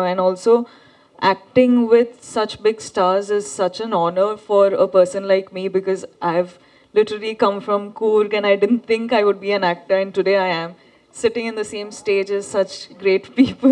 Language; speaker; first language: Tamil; non-native, learner; Kannada